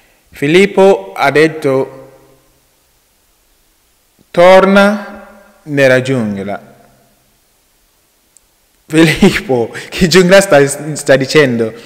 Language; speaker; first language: Italian; non-native, learner; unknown